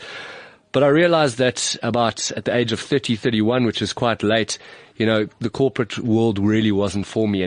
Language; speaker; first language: English; native; English